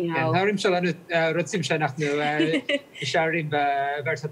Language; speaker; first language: Hebrew; non-native, learner; English